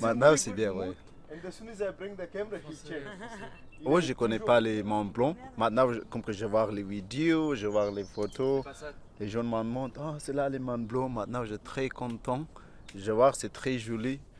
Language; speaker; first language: French; non-native, learner; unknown